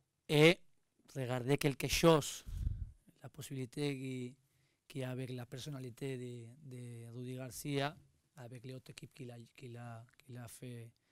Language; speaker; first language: French; non-native, learner; Spanish